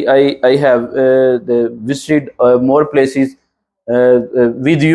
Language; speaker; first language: English; non-native, learner; Punjabi